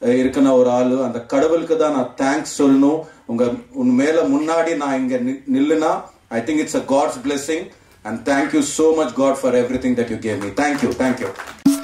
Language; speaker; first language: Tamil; non-native, learner; Telugu